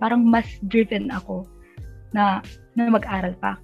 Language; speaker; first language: Filipino; non-native, local second language; Waray